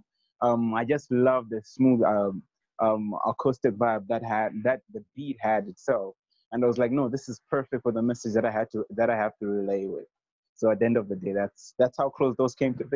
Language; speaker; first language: English; non-native, local second language; Nyanja